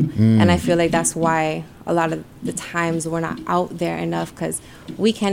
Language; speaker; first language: English; early bilingual, other home language; Spanish